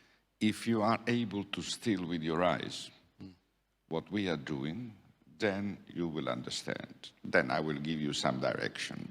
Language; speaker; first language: English; non-native, fluent; Italian